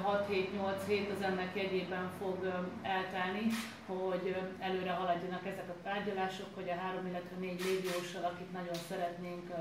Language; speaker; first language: Hungarian; native; Hungarian